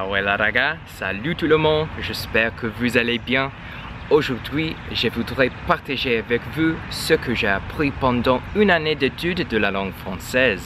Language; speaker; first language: French; non-native, learner; English